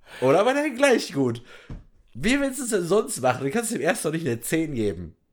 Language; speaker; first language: German; native; German